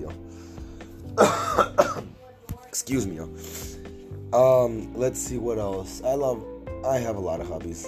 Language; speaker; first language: English; native; English